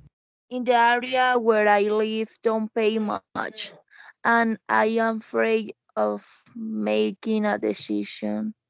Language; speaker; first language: English; non-native, learner; Spanish